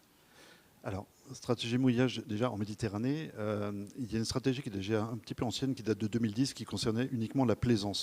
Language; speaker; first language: French; native; French